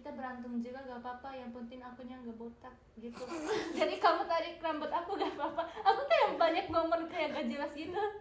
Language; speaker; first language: Indonesian; early bilingual, heritage; Indonesian